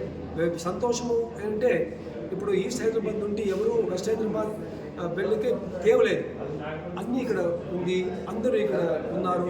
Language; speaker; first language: Telugu; non-native, learner; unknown